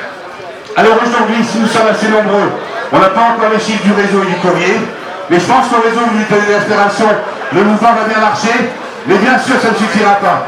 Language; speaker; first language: French; native; French